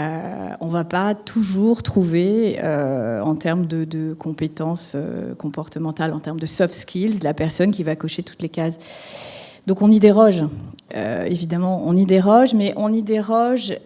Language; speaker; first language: French; native; French